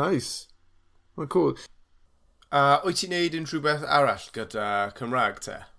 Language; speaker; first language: Welsh; non-native, local second language; English